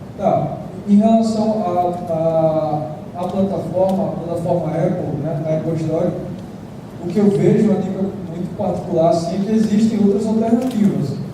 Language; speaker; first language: Portuguese; native; Portuguese